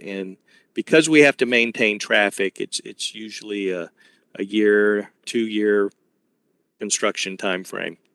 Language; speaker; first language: English; native; English